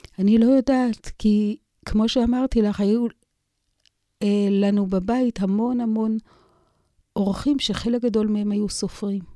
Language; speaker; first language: Hebrew; native; Hebrew